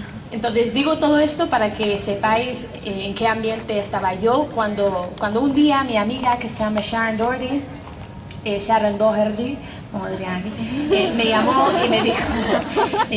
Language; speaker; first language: Spanish; non-native, fluent; English